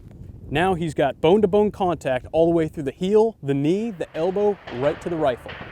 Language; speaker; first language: English; native; English